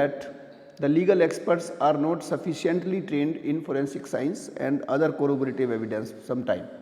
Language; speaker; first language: English; non-native, local second language; Hindi